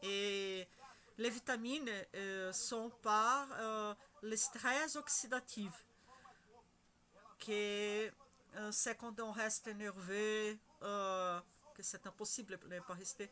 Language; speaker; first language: French; non-native, learner; Spanish